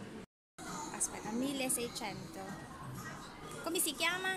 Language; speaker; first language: Italian; non-native, learner; Filipino